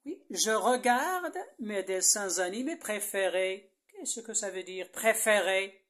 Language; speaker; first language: French; non-native, local second language; Arabic